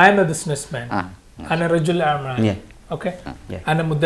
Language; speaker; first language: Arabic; non-native, learner; Malayalam